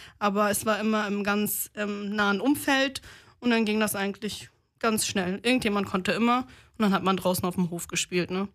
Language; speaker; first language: German; native; German